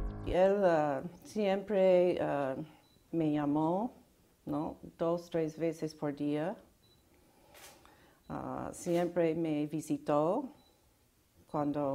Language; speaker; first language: Spanish; non-native, fluent; English